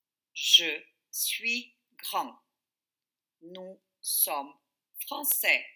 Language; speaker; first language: French; non-native, fluent; Portuguese